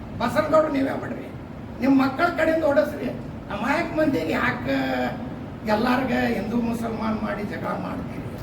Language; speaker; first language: Kannada; non-native, local second language; Urdu